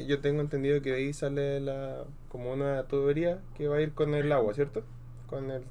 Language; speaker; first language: Spanish; native; Spanish